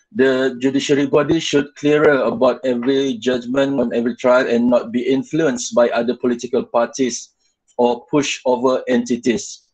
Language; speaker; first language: English; non-native, local second language; Malay